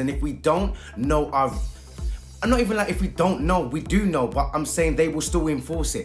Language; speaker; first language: English; native; English